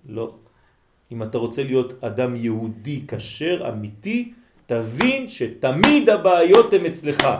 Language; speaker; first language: Hebrew; non-native, fluent; French